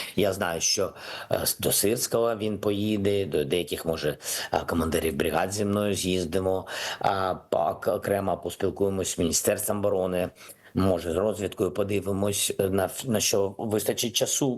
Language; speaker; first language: Ukrainian; non-native, local second language; Russian